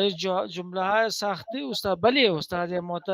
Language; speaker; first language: Persian; non-native, learner; Urdu